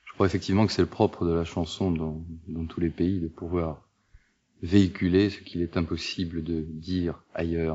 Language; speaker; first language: French; native; French